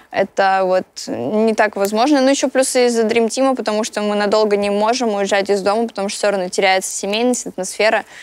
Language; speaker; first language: Russian; native; Russian